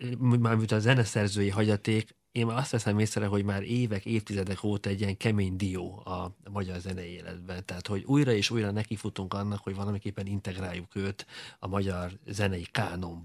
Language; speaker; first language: Hungarian; native; Hungarian